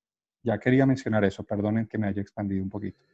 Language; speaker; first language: Spanish; native; Spanish